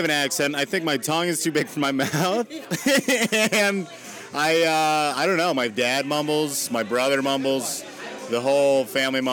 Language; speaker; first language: English; native; English